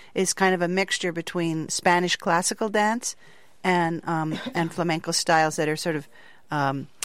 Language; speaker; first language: English; native; English